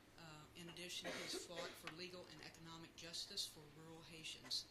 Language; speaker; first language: English; native; English